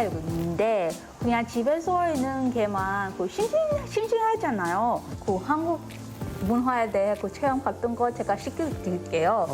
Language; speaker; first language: Korean; non-native, learner; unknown